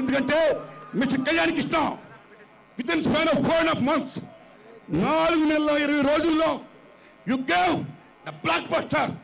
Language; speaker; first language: Telugu; native; Telugu